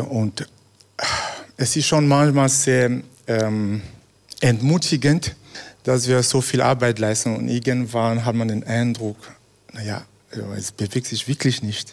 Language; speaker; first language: German; non-native, fluent; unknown